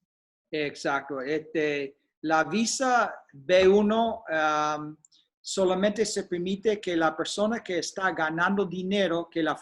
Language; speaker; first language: Spanish; non-native, fluent; English